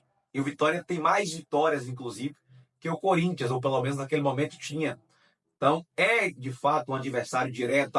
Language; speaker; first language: Portuguese; native; Portuguese